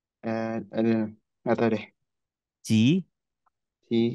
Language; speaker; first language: Chinese; non-native, learner; Indonesian